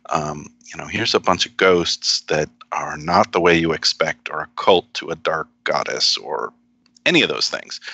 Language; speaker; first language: English; native; English